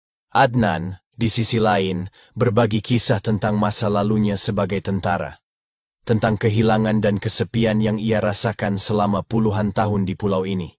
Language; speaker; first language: Indonesian; native; Indonesian